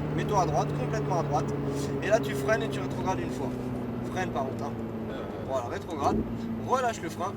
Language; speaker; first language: French; native; French